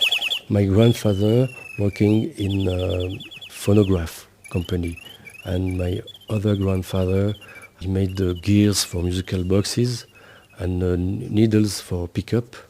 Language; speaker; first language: English; non-native, learner; French